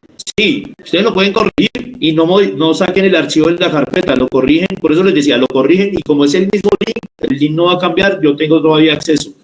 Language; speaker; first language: Spanish; native; Spanish